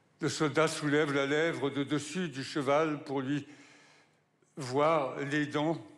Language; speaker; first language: French; native; French